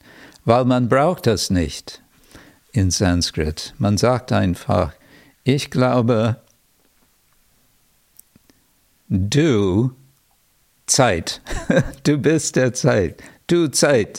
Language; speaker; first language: German; non-native, fluent; English